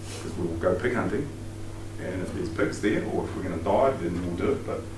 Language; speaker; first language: English; native; English